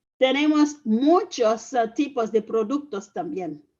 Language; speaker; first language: Spanish; non-native, fluent; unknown